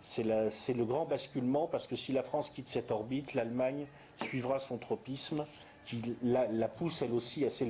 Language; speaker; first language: French; native; French